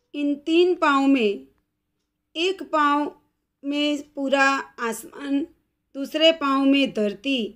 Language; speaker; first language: Hindi; non-native, local second language; Gujarati